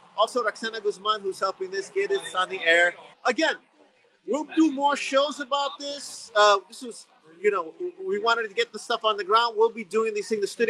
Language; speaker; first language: English; early bilingual, other home language; Spanish